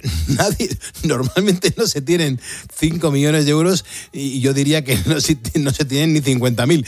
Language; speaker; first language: Spanish; native; Spanish